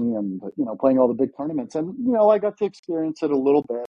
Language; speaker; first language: English; early bilingual, other home language; Russian